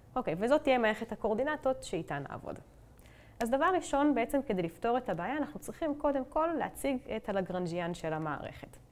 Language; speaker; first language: Hebrew; native; Hebrew